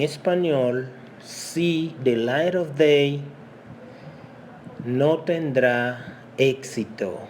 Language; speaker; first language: Spanish; non-native, local second language; Haitian Creole